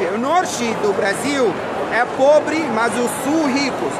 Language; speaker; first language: Portuguese; non-native, learner; Arabic